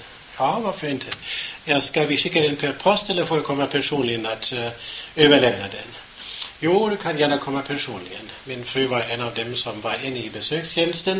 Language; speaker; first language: Swedish; non-native, fluent; German